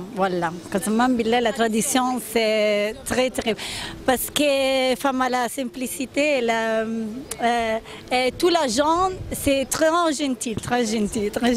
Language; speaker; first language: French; non-native, learner; Italian